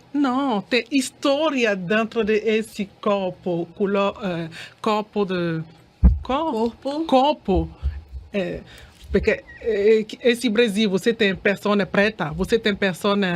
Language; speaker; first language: Portuguese; non-native, learner; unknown